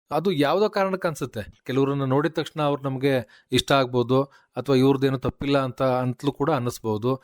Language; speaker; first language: Kannada; native; Kannada